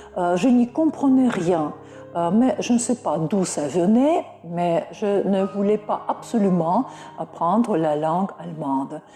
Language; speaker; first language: French; non-native, fluent; Russian